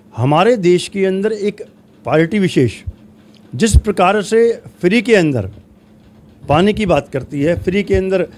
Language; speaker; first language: Hindi; native; Hindi